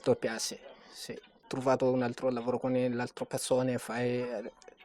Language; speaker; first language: Italian; non-native, learner; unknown